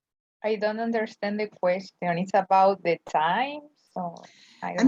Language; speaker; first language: English; non-native, learner; Spanish